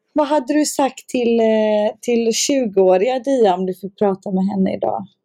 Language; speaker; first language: Swedish; early bilingual, other home language; Serbian